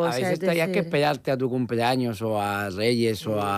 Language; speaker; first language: Spanish; native; Spanish